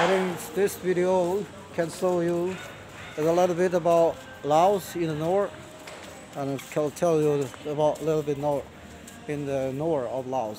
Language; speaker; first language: English; non-native, learner; Lao